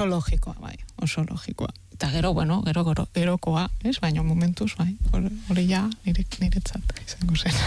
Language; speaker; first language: Basque; non-native, fluent; Catalan